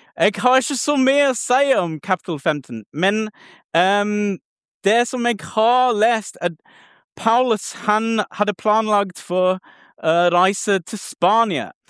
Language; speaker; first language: Norwegian; non-native, learner; English